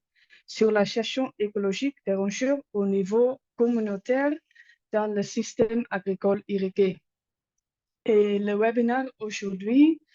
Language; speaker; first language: French; non-native, learner; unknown